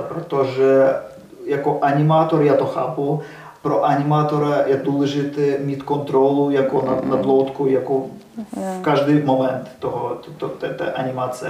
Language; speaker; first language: Czech; non-native, learner; Russian